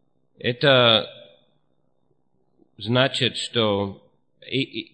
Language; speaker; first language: Russian; non-native, fluent; English